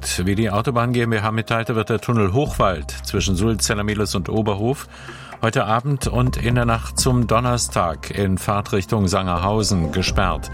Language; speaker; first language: German; native; German